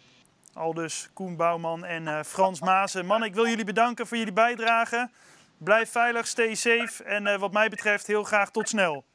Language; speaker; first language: Dutch; native; Dutch